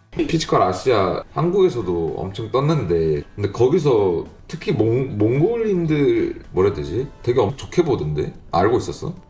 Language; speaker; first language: Korean; non-native, fluent; Mongolian